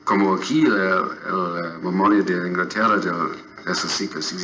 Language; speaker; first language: Spanish; non-native, fluent; English